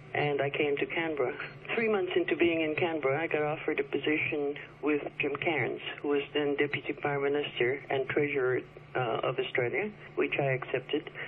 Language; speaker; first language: English; early bilingual, other home language; Chinese